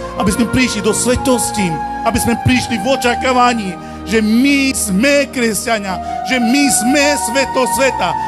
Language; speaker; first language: Slovak; non-native, local second language; Romany